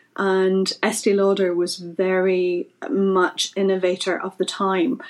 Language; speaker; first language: English; native; English